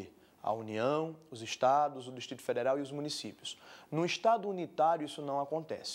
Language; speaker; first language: Portuguese; native; Portuguese